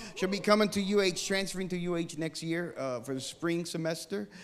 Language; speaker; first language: English; native; English